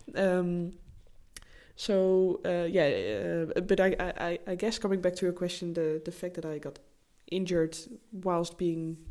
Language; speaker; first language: English; non-native, fluent; Dutch